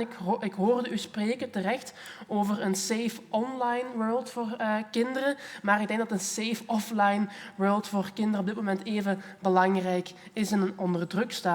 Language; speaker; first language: Dutch; native; Dutch